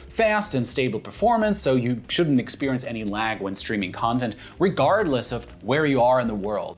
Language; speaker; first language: English; non-native, fluent; German